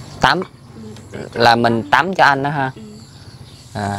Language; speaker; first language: Vietnamese; native; Vietnamese